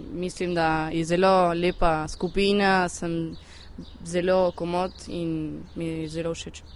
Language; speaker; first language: Slovenian; early bilingual, heritage; Slovenian